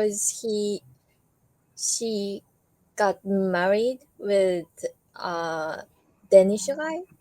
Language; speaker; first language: English; non-native, learner; Japanese